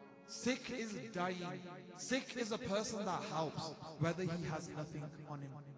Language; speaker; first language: English; early bilingual, other home language; Punjabi